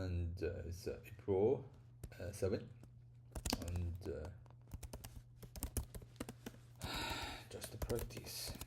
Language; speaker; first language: English; non-native, learner; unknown